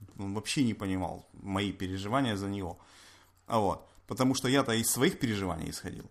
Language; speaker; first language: Russian; native; Russian